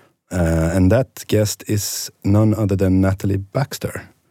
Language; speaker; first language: English; non-native, fluent; Swedish